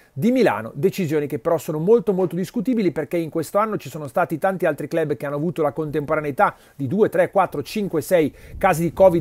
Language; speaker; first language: Italian; native; Italian